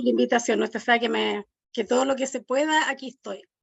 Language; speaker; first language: Spanish; native; Spanish